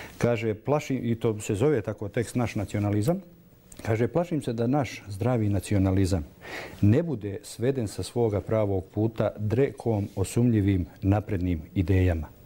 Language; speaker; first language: Croatian; native; Croatian